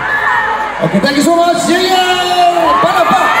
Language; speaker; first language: English; non-native, learner; Korean